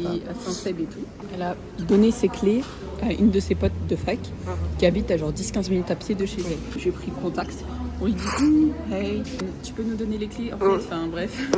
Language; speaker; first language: French; native; French